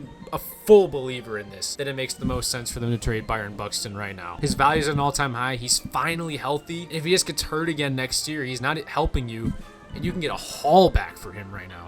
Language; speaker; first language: English; native; English